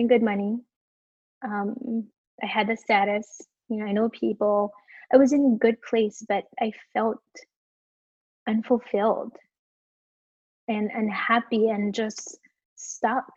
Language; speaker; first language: English; non-native, local second language; Filipino